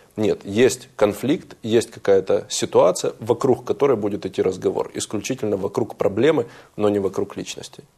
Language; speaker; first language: Russian; native; Russian